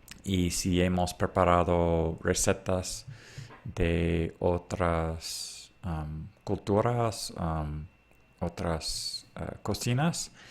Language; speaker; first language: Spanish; non-native, fluent; English